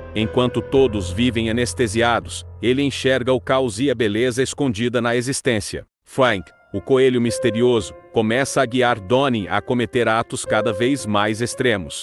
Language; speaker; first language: Portuguese; native; Portuguese